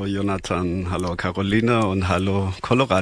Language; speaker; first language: German; non-native, fluent; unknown